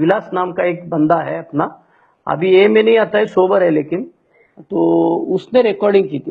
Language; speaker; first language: Hindi; non-native, local second language; Marathi